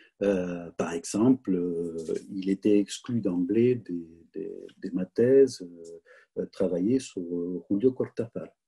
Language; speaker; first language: French; non-native, fluent; Spanish